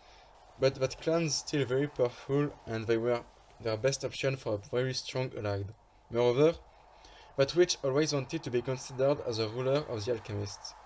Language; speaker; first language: English; non-native, fluent; French